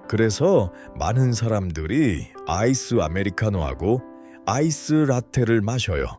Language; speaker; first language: Korean; non-native, fluent; Uzbek